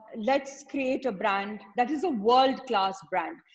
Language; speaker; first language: English; non-native, local second language; Tamil